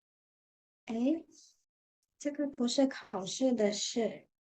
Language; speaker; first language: Chinese; non-native, fluent; Indonesian